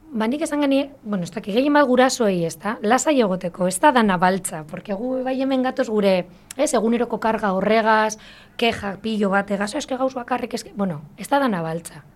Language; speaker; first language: Basque; native; Basque